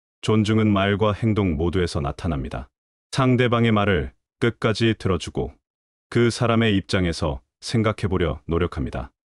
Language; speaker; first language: Korean; native; Korean